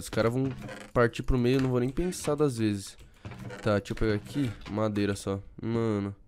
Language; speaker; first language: Portuguese; native; Portuguese